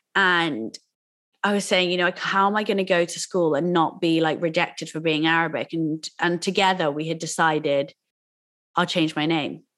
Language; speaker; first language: English; native; English